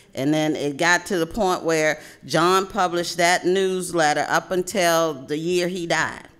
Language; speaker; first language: English; native; English